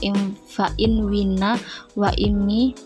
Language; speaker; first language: Arabic; non-native, learner; Indonesian